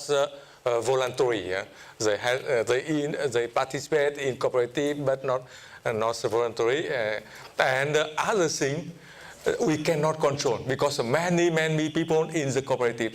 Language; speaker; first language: English; non-native, fluent; Vietnamese